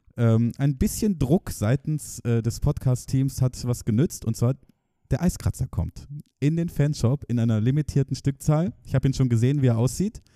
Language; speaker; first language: German; native; German